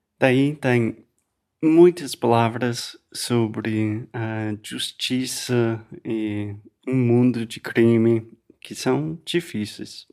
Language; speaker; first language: Portuguese; non-native, fluent; English